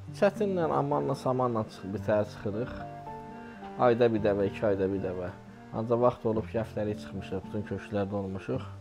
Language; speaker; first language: Azerbaijani; non-native, local second language; Talysh